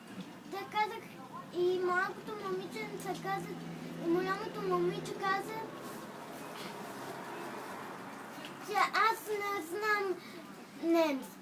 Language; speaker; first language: Bulgarian; early bilingual, heritage; Bulgarian